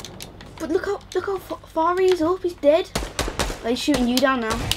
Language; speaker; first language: English; native; English